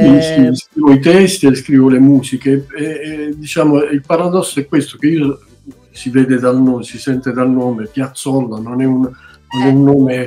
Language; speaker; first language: Italian; native; Italian